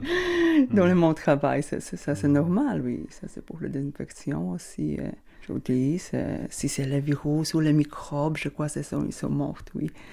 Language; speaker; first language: French; non-native, learner; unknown